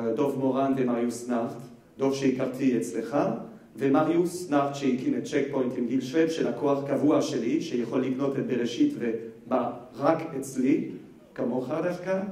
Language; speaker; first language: Hebrew; non-native, fluent; French